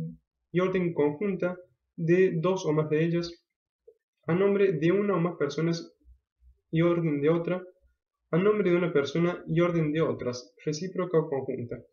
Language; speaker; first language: Spanish; native; Spanish